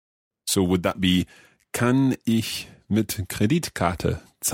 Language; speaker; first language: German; non-native, learner; English